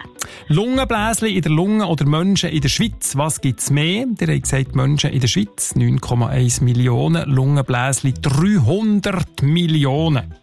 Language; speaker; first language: German; native; German